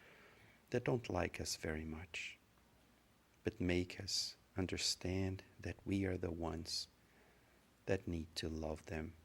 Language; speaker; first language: English; non-native, fluent; Portuguese